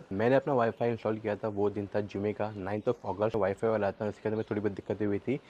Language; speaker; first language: Hindi; non-native, local second language; Gujarati